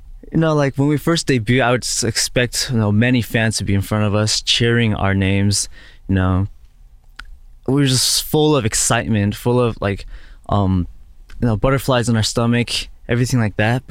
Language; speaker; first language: English; early bilingual, other home language; Korean